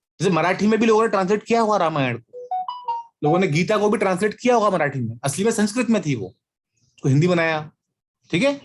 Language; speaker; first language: Hindi; native; Hindi